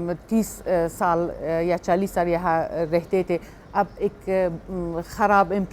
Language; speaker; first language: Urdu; non-native, fluent; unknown